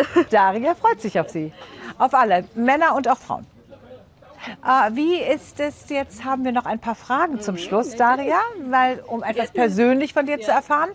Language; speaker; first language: German; native; German